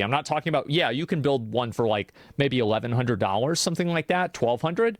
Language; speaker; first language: English; native; English